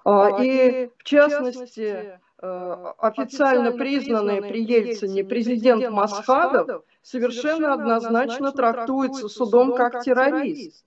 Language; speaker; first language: Russian; native; Russian